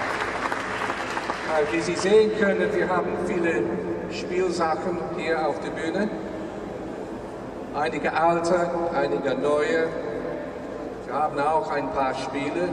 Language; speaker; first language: German; non-native, learner; English